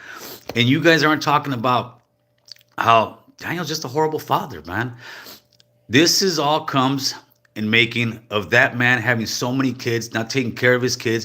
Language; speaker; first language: English; native; English